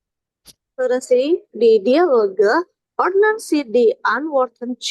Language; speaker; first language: German; non-native, learner; Indonesian